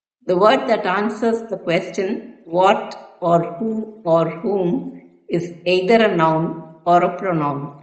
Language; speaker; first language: English; non-native, local second language; Tamil